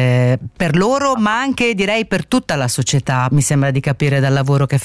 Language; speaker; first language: Italian; native; Italian